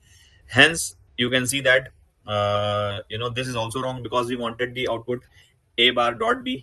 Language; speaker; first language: English; non-native, local second language; Hindi